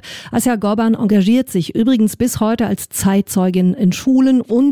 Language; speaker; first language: German; native; German